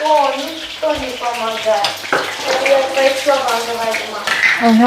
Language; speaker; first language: Russian; non-native, learner; Armenian